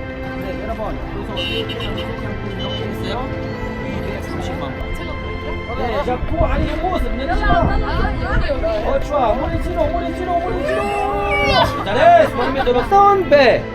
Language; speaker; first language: Korean; non-native, learner; Arabic